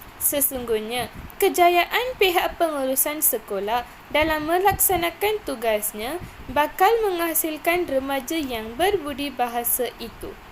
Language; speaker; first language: Malay; non-native, local second language; Tamil